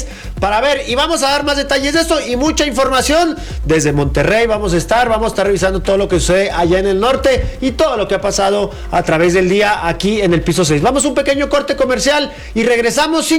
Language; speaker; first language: Spanish; native; Spanish